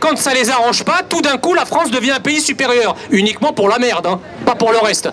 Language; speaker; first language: French; early bilingual, other home language; Arabic